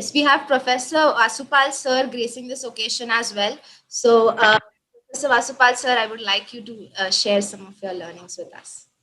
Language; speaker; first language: English; non-native, local second language; Hindi